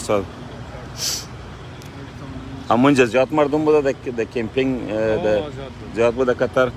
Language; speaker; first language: Persian; non-native, local second language; Pashto